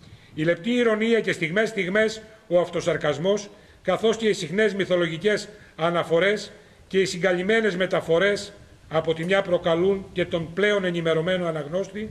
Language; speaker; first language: Greek; native; Greek